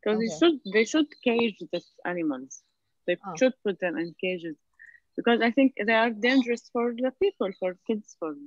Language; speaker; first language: English; non-native, fluent; Arabic